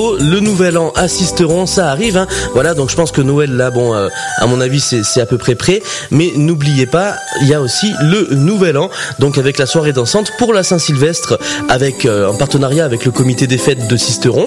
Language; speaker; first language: French; native; French